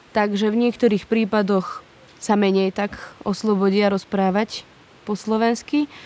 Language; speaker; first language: Slovak; early bilingual, heritage; Slovak